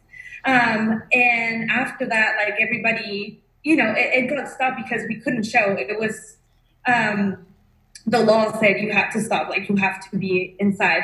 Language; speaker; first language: English; non-native, fluent; Spanish